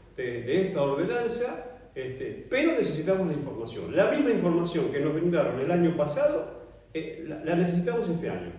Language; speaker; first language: Spanish; native; Spanish